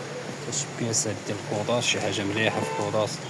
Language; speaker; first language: Arabic; native; Arabic